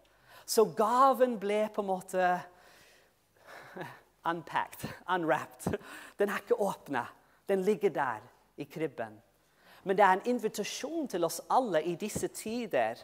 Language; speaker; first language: Norwegian; non-native, fluent; English